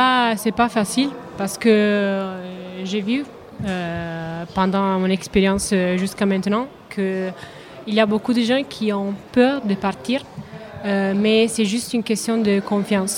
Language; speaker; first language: French; non-native, learner; Italian